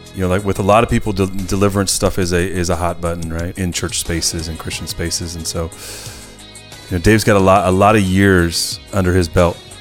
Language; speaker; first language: English; native; English